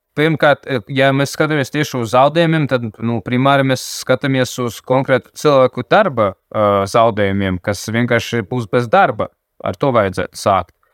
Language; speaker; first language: Latvian; non-native, local second language; Russian